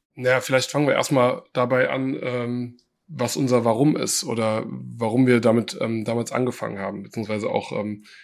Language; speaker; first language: German; early bilingual, other home language; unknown